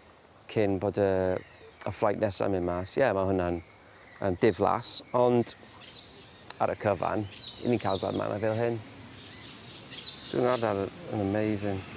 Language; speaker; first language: Welsh; native; Welsh